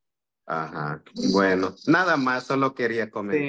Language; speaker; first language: Spanish; early bilingual, heritage; Spanish